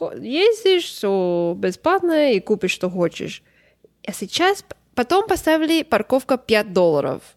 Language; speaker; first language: Russian; non-native, learner; English